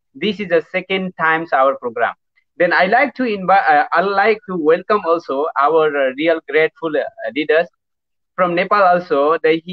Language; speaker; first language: English; non-native, learner; Nepali